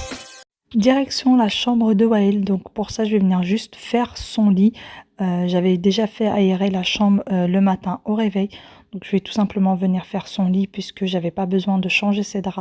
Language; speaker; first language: French; native; French